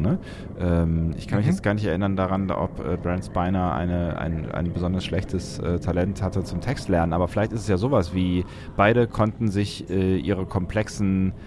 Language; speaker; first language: German; native; German